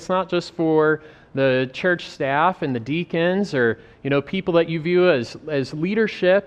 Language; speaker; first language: English; native; English